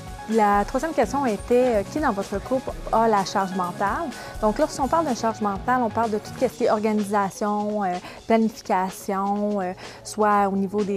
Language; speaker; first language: French; native; French